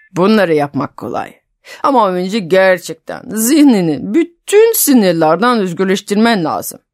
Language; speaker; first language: Turkish; non-native, fluent; French